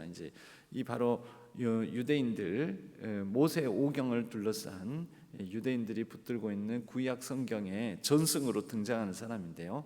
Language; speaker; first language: Korean; native; Korean